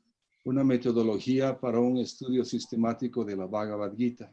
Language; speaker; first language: Spanish; native; Spanish